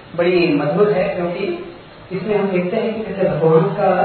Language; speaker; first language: Hindi; non-native, local second language; Marathi